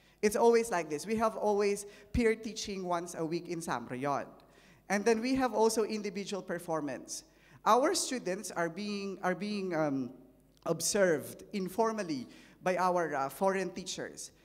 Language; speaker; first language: English; non-native, local second language; Filipino